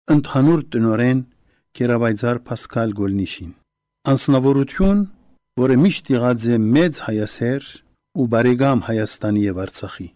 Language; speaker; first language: Armenian; early bilingual, heritage; Armenian